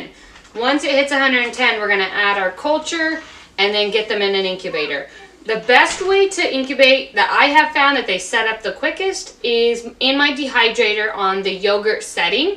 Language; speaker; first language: English; native; English